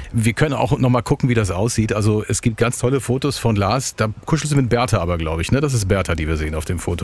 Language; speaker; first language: German; native; German